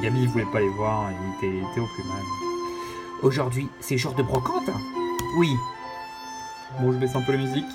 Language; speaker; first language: French; native; French